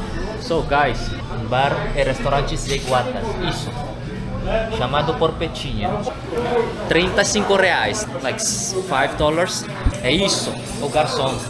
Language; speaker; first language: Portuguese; non-native, learner; Indonesian